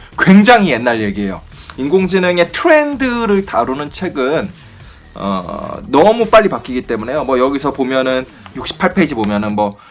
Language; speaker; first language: Korean; native; Korean